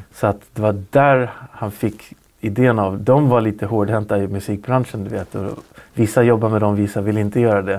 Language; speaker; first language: Swedish; native; Swedish